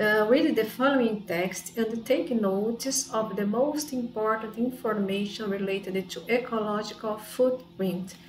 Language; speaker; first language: English; non-native, fluent; Portuguese